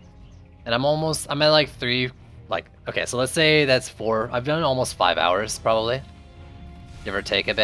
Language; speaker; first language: English; native; English